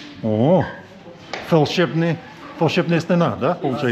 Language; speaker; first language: Russian; non-native, learner; English